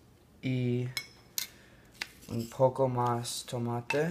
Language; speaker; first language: Spanish; non-native, learner; English